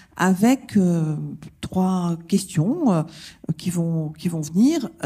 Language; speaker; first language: French; native; French